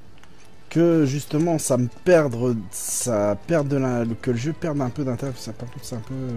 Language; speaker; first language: French; native; French